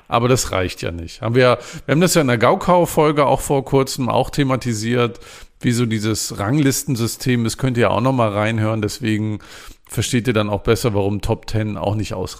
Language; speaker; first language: German; native; German